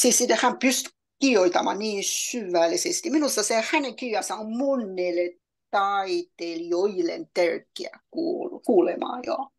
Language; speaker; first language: Finnish; non-native, learner; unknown